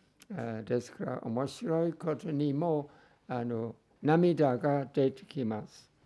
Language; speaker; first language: Japanese; non-native, fluent; English